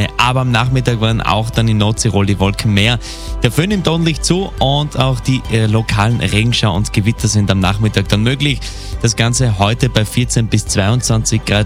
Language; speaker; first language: German; native; German